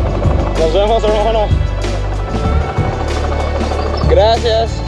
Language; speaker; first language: Spanish; non-native, learner; English